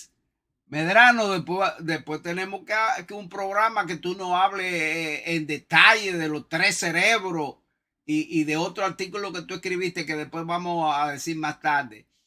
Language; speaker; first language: Spanish; native; Spanish